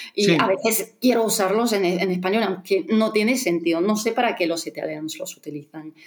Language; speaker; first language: Spanish; non-native, fluent; Russian